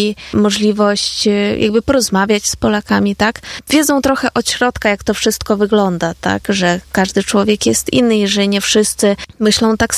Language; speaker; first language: Polish; non-native, fluent; Ukrainian